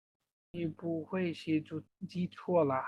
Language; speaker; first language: Chinese; non-native, learner; Bangla